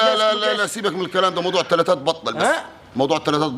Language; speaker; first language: Arabic; native; Arabic